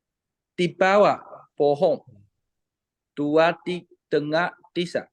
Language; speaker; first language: Indonesian; non-native, learner; Chinese